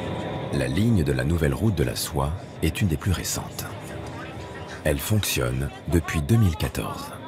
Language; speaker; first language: French; native; French